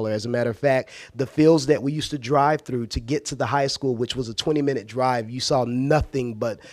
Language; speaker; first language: English; native; English